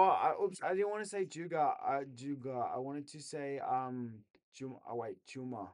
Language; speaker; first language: English; non-native, learner; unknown